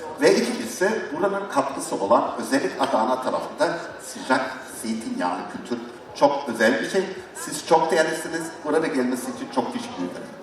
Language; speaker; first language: Turkish; non-native, learner; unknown